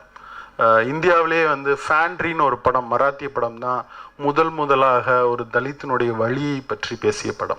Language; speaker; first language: Tamil; native; Tamil